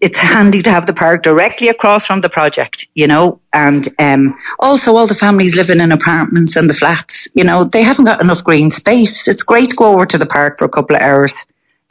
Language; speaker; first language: English; native; English